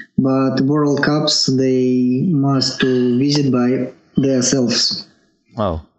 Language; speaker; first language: English; non-native, learner; Russian